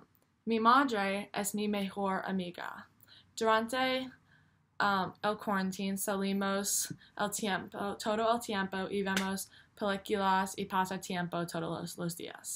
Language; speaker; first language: Spanish; non-native, learner; English